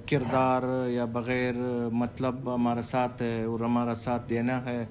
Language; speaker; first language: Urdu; non-native, local second language; Pashto